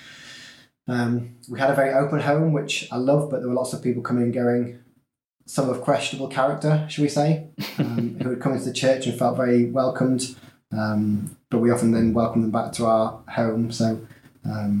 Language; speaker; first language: English; native; English